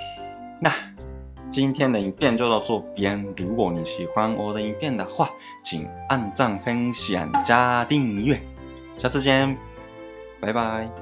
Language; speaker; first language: Chinese; non-native, fluent; Japanese